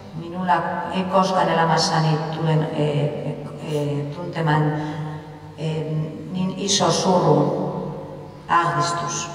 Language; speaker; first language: Finnish; non-native, fluent; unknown